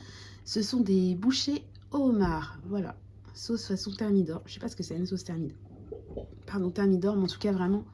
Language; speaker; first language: French; native; French